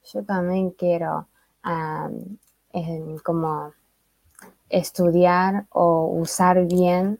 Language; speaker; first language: Spanish; early bilingual, other home language; Chinese